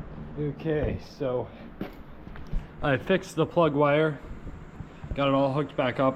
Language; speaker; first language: English; native; English